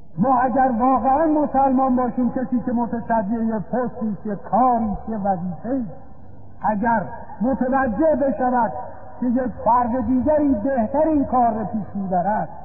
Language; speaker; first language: Persian; native; Persian